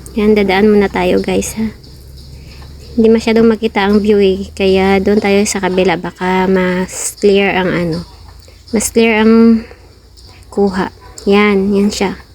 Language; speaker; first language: Filipino; non-native, local second language; Cebuano